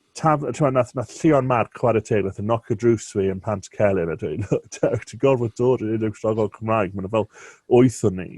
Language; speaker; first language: Welsh; non-native, local second language; English